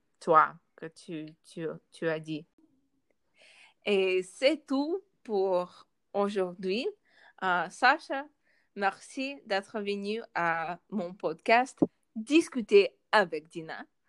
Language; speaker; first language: French; non-native, learner; Russian